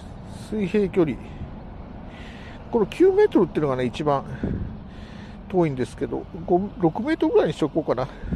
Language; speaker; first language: Japanese; native; Japanese